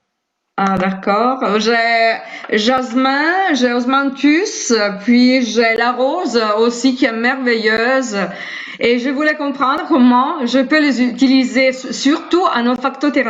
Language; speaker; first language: French; non-native, fluent; Italian